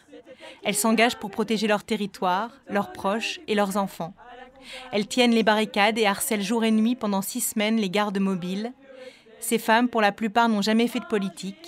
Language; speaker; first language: French; native; French